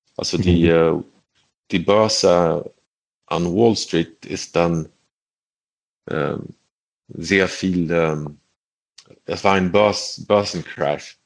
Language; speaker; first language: German; non-native, fluent; Swedish